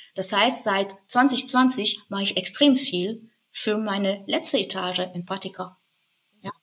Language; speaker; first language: German; non-native, fluent; French